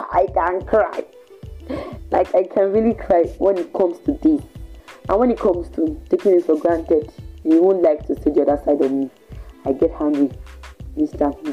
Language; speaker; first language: English; non-native, local second language; Yoruba